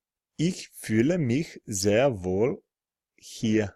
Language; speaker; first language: German; non-native, fluent; Serbian